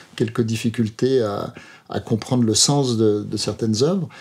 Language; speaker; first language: French; native; French